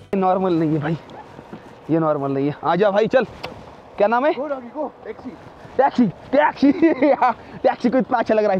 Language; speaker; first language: Hindi; non-native, local second language; Marathi